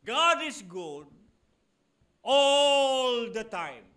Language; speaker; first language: English; non-native, local second language; Filipino